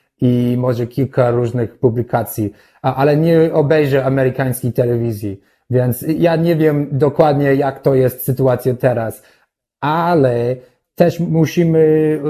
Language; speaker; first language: Polish; non-native, learner; English